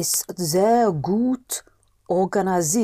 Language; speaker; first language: German; non-native, learner; English